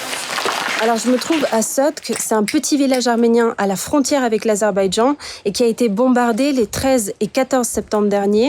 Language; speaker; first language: French; native; French